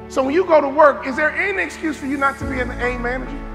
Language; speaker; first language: English; native; English